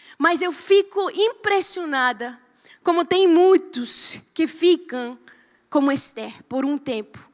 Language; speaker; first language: Portuguese; non-native, fluent; Spanish